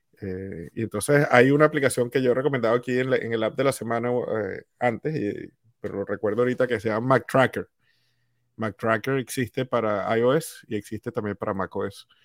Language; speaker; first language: Spanish; native; Spanish